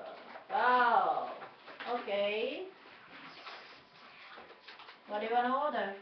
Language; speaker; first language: English; non-native, learner; Japanese